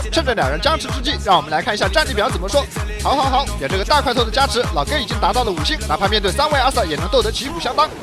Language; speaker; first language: Chinese; native; Chinese